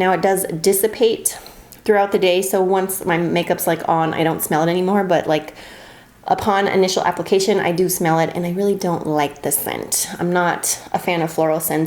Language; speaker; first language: English; native; English